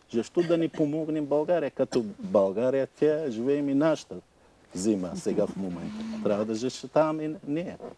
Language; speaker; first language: Bulgarian; non-native, learner; Arabic